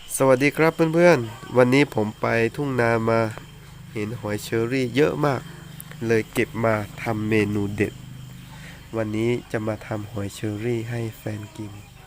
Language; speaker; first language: Thai; native; Thai